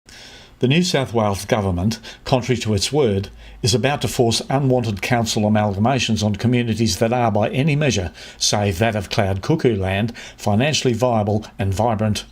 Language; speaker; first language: English; native; English